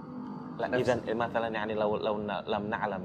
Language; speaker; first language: Arabic; non-native, learner; Indonesian